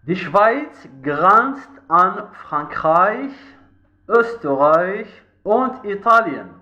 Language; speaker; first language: German; non-native, fluent; Kabyle